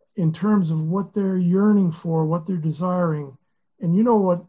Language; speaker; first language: English; native; English